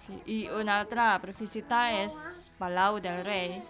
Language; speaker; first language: Catalan; non-native, learner; Indonesian